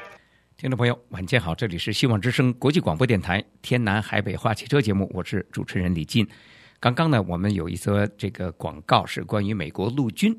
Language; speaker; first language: Chinese; native; Chinese